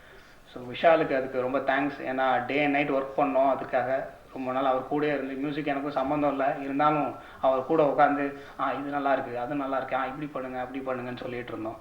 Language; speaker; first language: Tamil; native; Tamil